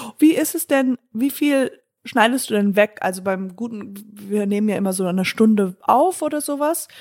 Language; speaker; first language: German; non-native, fluent; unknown